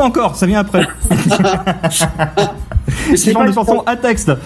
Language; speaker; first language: French; native; French